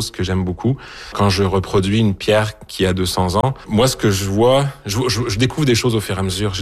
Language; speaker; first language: French; native; French